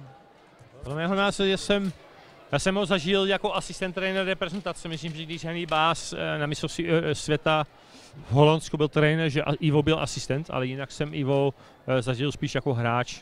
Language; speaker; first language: Czech; early bilingual, heritage; Czech